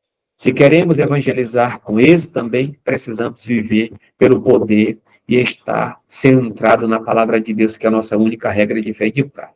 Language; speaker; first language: Portuguese; native; Portuguese